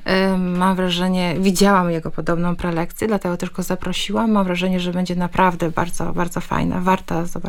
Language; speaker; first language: Polish; native; Polish